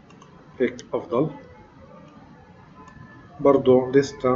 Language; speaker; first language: Arabic; native; Arabic